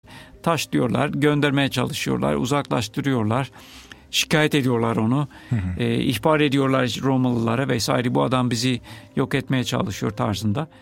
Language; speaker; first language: Turkish; non-native, fluent; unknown